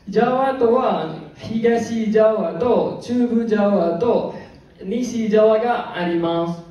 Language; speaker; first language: Japanese; non-native, learner; Indonesian